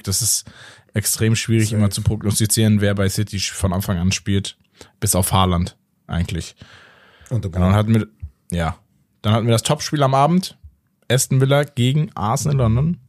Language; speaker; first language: German; native; German